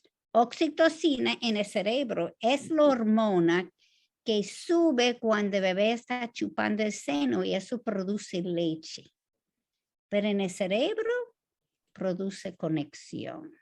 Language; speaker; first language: Spanish; non-native, fluent; English